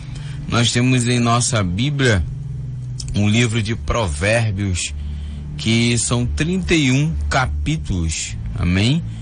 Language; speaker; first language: Portuguese; native; Portuguese